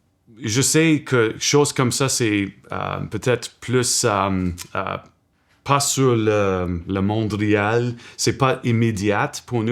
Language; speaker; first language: French; non-native, local second language; English